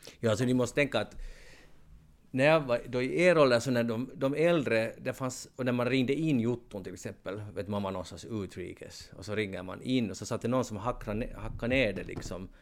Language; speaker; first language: Swedish; native; Swedish